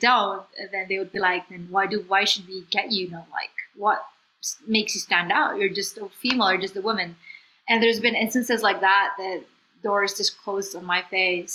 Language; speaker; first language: English; non-native, local second language; Filipino